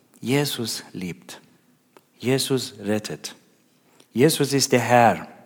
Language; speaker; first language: German; non-native, learner; Persian